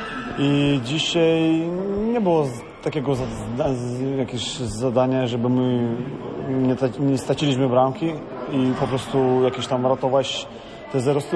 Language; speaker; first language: Polish; non-native, fluent; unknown